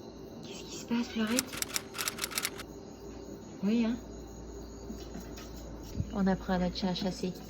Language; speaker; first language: French; native; French